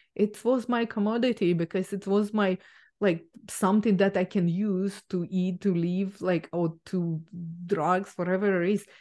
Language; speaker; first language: English; non-native, fluent; Ukrainian